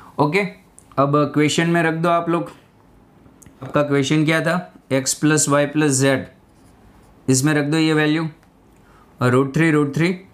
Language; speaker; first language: Hindi; non-native, local second language; Gujarati